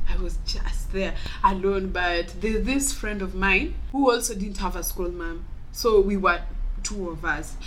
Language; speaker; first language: English; non-native, local second language; Luo (Kenya and Tanzania)